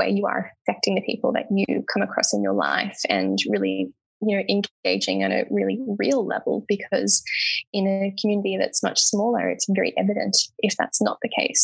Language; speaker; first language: English; native; English